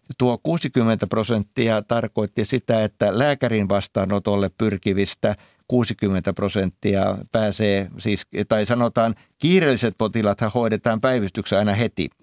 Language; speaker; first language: Finnish; native; Finnish